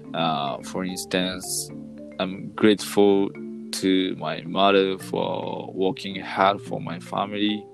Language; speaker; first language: English; non-native, fluent; Japanese